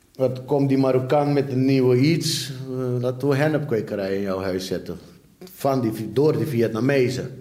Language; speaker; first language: Dutch; early bilingual, other home language; Papiamento